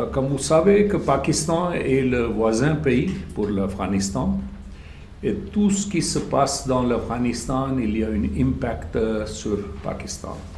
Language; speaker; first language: French; non-native, fluent; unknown